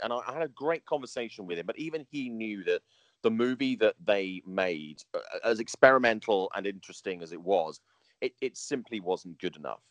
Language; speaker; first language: English; native; English